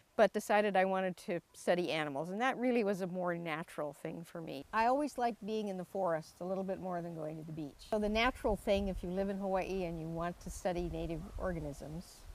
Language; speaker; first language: English; native; English